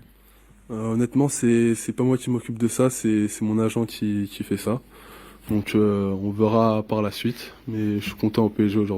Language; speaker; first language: French; native; French